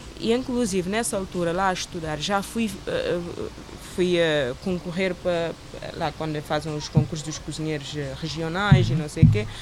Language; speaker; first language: Portuguese; non-native, local second language; Kabuverdianu